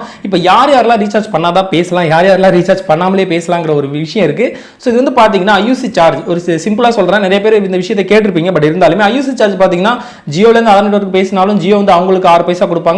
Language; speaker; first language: Tamil; native; Tamil